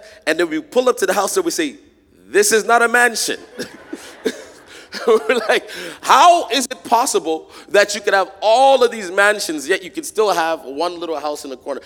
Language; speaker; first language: English; native; English